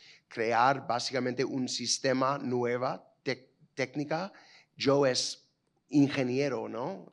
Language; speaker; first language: Spanish; non-native, fluent; English